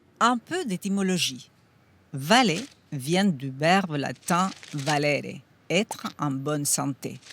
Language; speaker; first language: French; non-native, fluent; Spanish